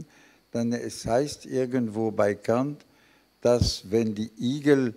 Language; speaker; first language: German; non-native, fluent; French